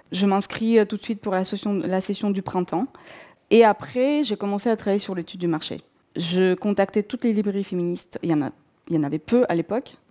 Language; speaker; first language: French; non-native, fluent; Russian